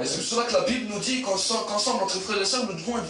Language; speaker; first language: French; native; French